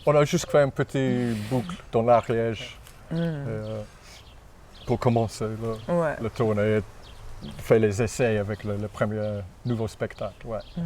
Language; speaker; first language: French; non-native, fluent; English